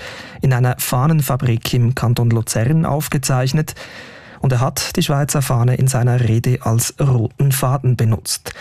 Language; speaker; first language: German; native; German